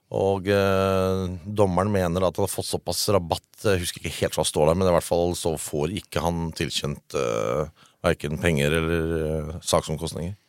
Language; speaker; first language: Norwegian; native; Norwegian